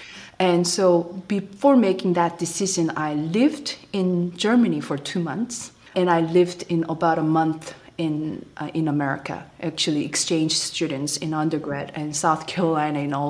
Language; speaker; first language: English; non-native, fluent; Korean